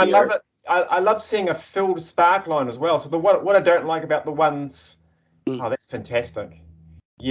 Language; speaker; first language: English; native; English